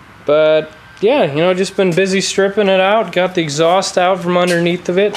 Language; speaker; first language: English; native; English